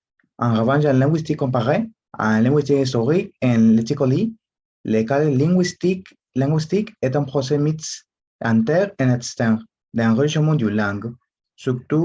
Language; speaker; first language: French; non-native, learner; Spanish